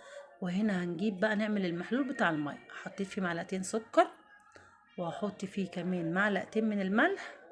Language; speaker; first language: Arabic; native; Arabic